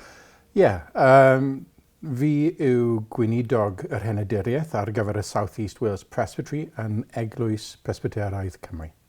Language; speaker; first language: Welsh; non-native, local second language; English